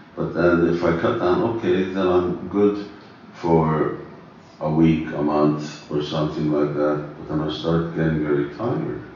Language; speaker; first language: English; early bilingual, other home language; Hungarian